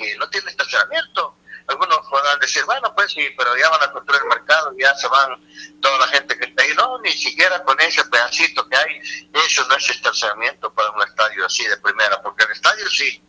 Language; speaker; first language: Spanish; native; Spanish